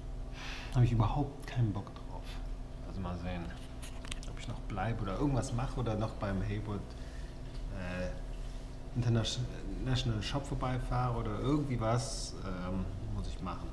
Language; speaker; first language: German; native; German